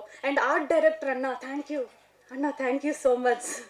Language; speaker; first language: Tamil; non-native, learner; Kannada